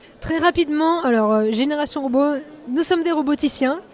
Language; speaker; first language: French; native; French